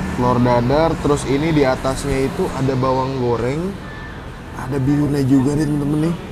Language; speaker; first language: Indonesian; native; Indonesian